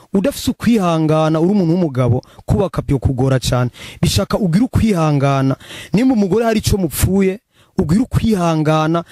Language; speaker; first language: Rundi; early bilingual, heritage; Rundi